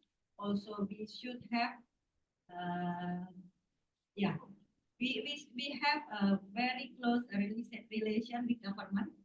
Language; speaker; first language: English; non-native, learner; Indonesian